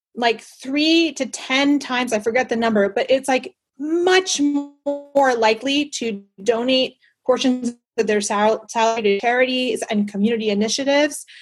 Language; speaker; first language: English; early bilingual, other home language; Spanish